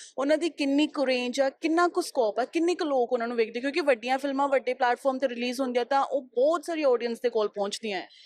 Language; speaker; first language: Punjabi; native; Punjabi